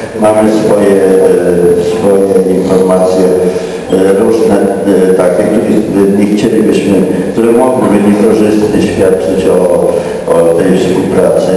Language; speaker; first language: Polish; native; Polish